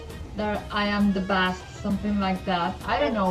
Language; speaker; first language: English; non-native, learner; Italian